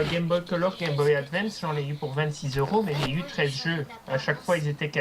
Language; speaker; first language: French; native; French